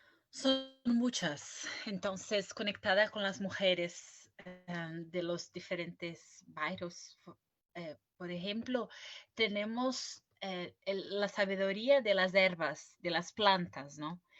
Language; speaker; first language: Spanish; non-native, fluent; Portuguese